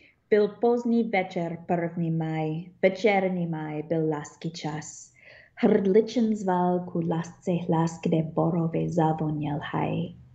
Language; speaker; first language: Czech; early bilingual, heritage; Czech